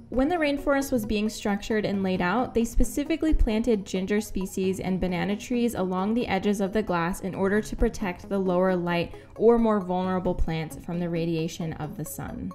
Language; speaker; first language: English; native; English